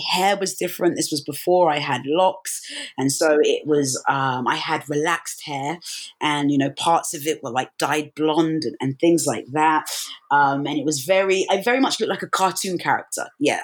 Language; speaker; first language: English; native; English